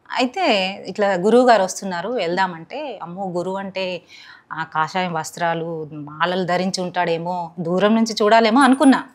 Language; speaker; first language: Telugu; non-native, local second language; Hindi